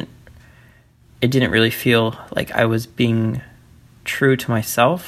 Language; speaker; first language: English; native; English